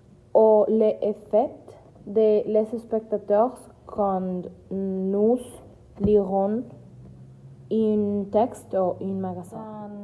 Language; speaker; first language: French; non-native, learner; Spanish